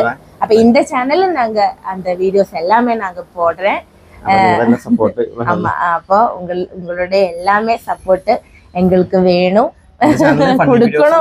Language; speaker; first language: Tamil; non-native, learner; Malayalam